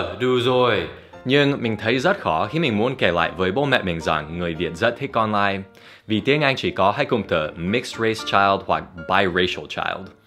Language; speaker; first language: Vietnamese; non-native, fluent; English